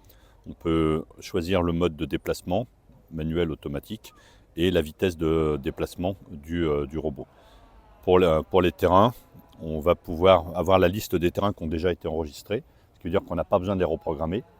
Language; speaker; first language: French; native; French